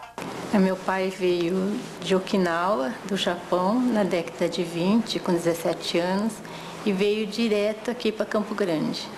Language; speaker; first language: Portuguese; early bilingual, other home language; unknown